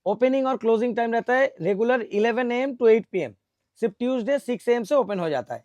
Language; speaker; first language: Hindi; non-native, local second language; Bangla